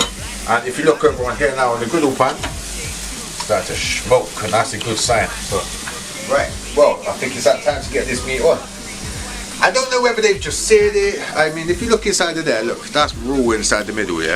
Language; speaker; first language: English; native; English